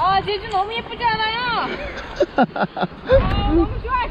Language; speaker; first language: Korean; non-native, fluent; Turkish